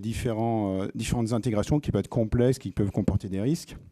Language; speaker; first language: French; native; French